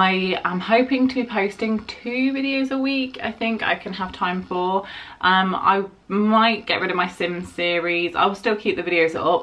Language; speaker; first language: English; native; English